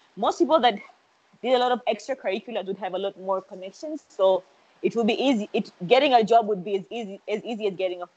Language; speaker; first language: English; non-native, local second language; Swahili